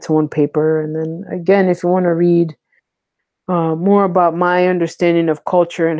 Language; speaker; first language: English; native; English